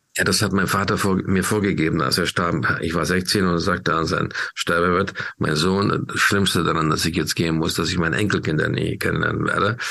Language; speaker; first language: German; non-native, fluent; Hungarian